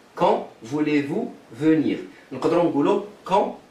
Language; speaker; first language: French; non-native, local second language; Arabic